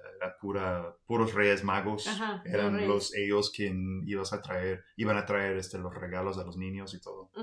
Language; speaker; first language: Spanish; non-native, fluent; English